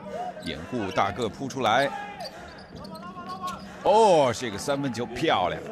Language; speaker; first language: Chinese; native; Chinese